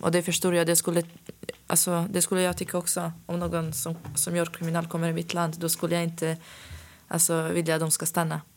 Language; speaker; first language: Swedish; non-native, fluent; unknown